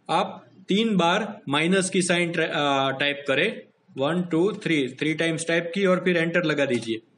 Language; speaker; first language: Hindi; non-native, local second language; Gujarati